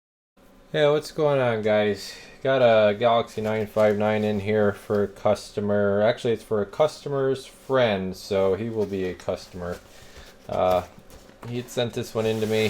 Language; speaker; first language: English; native; English